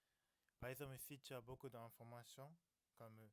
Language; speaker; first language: French; non-native, learner; Japanese